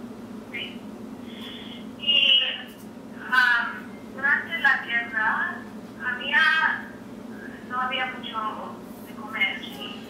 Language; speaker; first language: Spanish; non-native, learner; English